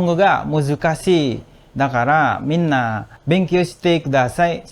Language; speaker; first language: Japanese; non-native, learner; Indonesian